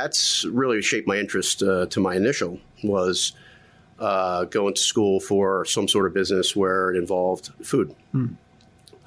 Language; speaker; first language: English; native; English